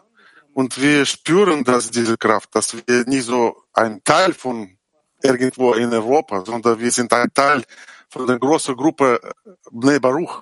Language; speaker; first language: German; non-native, learner; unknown